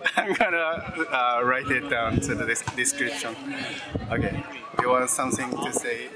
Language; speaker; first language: English; non-native, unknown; Japanese